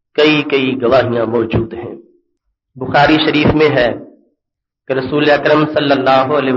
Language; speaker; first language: Urdu; native; Urdu